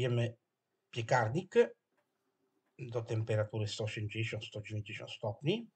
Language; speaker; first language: Polish; non-native, fluent; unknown